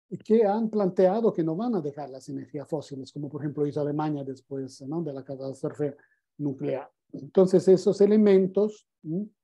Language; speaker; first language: Spanish; non-native, fluent; Italian